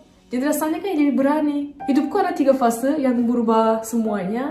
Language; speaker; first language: Indonesian; non-native, fluent; Turkish